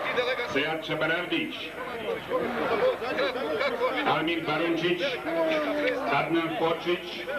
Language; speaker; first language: Bosnian; native; Bosnian